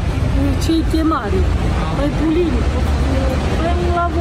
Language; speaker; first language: Italian; non-native, learner; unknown